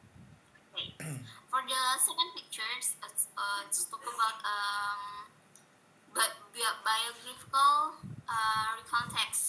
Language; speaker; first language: English; non-native, learner; Indonesian